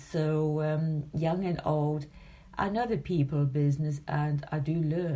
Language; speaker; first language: English; native; English